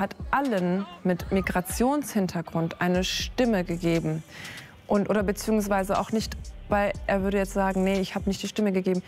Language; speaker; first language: German; early bilingual, other home language; Kurdish